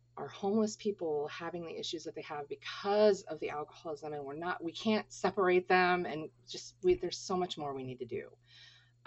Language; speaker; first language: English; native; English